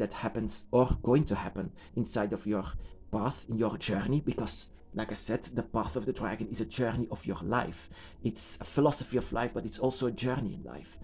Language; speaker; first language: English; non-native, fluent; Dutch